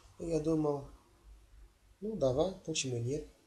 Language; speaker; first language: Russian; non-native, learner; English